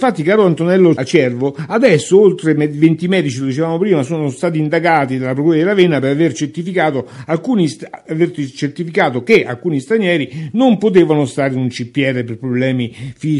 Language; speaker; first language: Italian; native; Italian